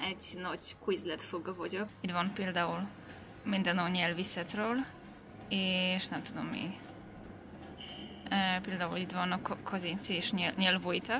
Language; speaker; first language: Hungarian; non-native, fluent; Polish